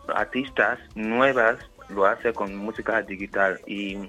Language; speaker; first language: Spanish; non-native, learner; Yoruba